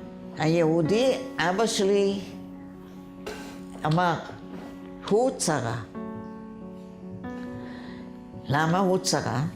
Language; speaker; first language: Hebrew; non-native, fluent; Yiddish